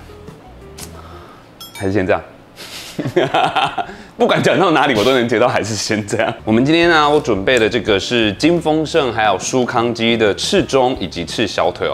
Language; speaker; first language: Chinese; native; Chinese